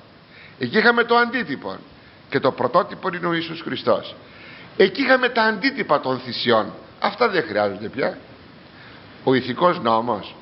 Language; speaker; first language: Greek; native; Greek